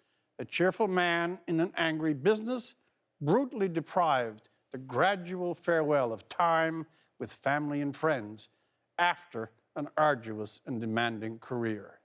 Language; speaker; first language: English; native; English